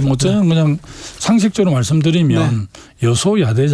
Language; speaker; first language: Korean; native; Korean